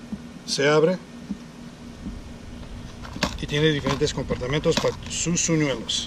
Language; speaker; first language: Spanish; early bilingual, heritage; Spanish